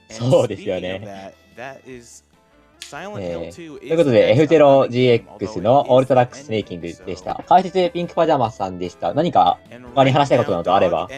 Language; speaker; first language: Japanese; native; Japanese